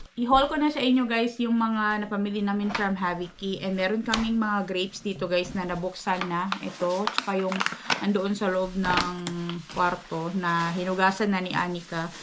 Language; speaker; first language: Filipino; non-native, local second language; Cebuano